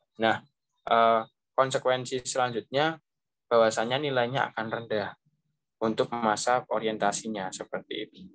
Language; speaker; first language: Indonesian; native; Indonesian